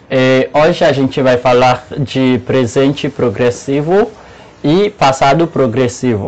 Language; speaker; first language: Portuguese; non-native, fluent; Haitian Creole